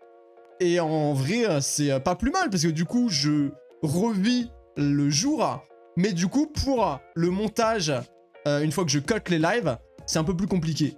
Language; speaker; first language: French; native; French